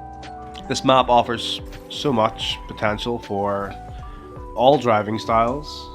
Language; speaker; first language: English; native; English